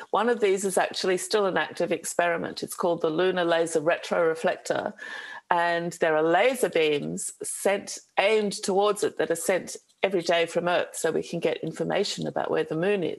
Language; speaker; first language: English; native; English